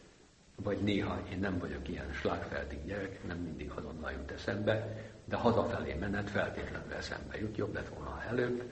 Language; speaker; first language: Hungarian; native; Hungarian